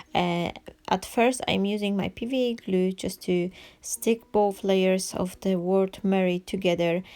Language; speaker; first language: English; non-native, fluent; Polish